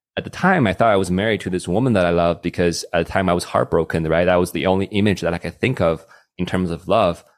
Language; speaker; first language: English; non-native, fluent; Chinese